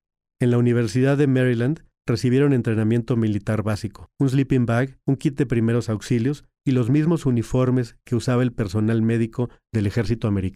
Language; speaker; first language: Spanish; native; Spanish